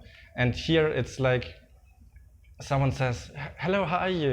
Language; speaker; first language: English; non-native, fluent; German